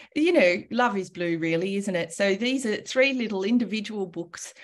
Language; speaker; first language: English; native; English